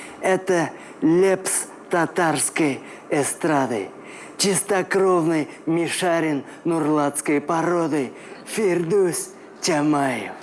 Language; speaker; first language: Russian; non-native, local second language; Tatar